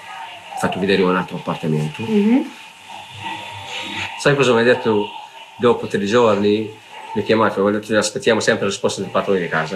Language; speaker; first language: Italian; non-native, learner; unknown